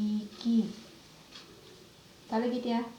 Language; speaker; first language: Indonesian; native; Indonesian